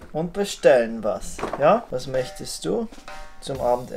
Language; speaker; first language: German; native; German